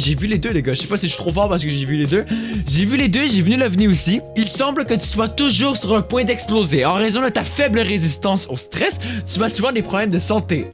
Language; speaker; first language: French; native; French